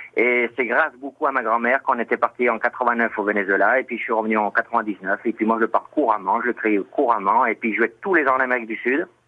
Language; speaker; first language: French; native; French